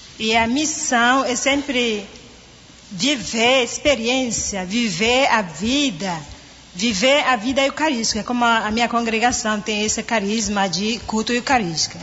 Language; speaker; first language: Portuguese; non-native, fluent; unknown